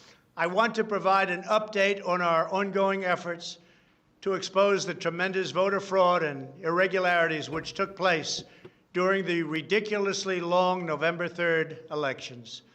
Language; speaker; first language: English; native; English